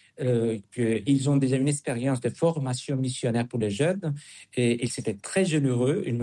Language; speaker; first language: French; non-native, fluent; Spanish